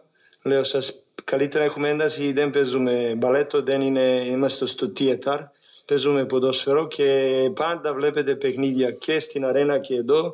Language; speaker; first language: Greek; non-native, learner; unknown